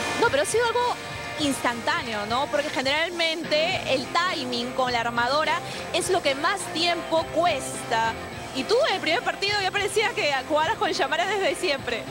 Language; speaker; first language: Spanish; native; Spanish